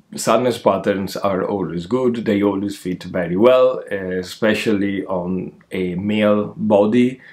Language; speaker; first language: English; non-native, fluent; Italian